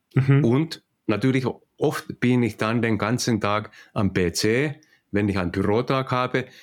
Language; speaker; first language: German; non-native, fluent; Finnish